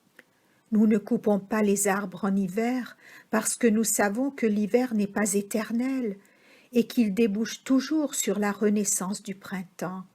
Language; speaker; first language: French; native; French